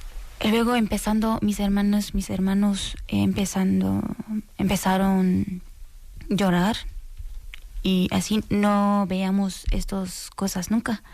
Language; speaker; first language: Spanish; non-native, learner; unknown